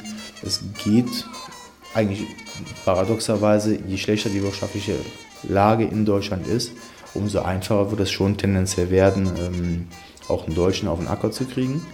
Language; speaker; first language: German; native; German